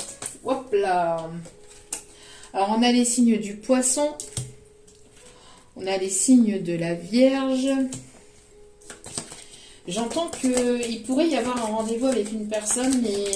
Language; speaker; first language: French; native; French